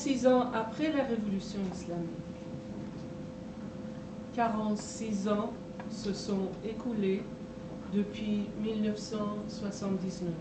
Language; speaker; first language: French; non-native, fluent; Persian